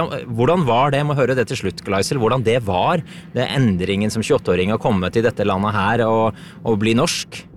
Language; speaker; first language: Norwegian; native; Norwegian